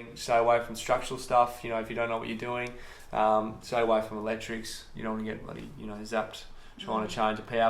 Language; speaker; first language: English; native; English